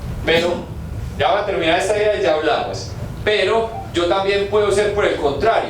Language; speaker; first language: Spanish; native; Spanish